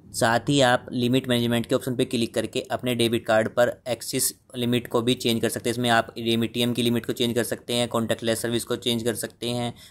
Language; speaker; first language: Hindi; native; Hindi